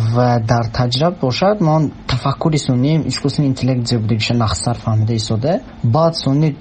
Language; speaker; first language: Tajik; native; Tajik